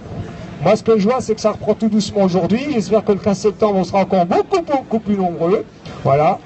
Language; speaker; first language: French; native; French